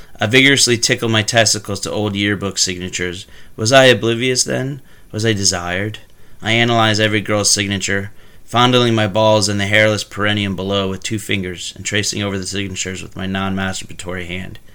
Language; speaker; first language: English; native; English